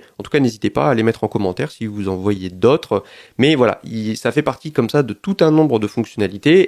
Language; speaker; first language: French; native; French